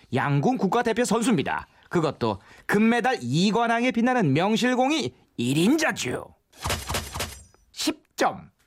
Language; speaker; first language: Korean; native; Korean